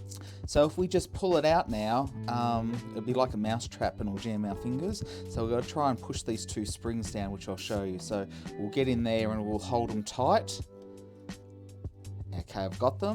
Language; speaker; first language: English; native; English